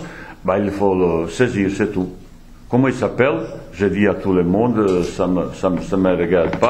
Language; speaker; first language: French; non-native, fluent; Bosnian